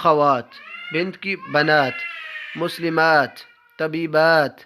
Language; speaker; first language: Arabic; non-native, fluent; Urdu